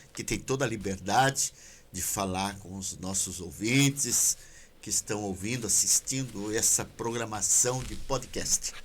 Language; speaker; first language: Portuguese; native; Portuguese